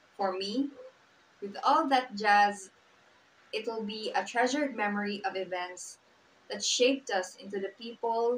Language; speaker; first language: English; non-native, local second language; Cebuano